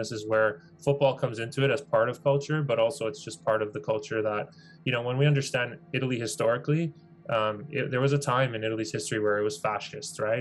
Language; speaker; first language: English; native; English